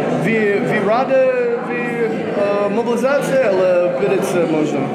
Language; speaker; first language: Russian; non-native, learner; English